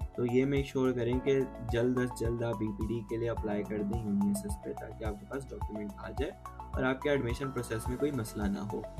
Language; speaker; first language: Urdu; native; Urdu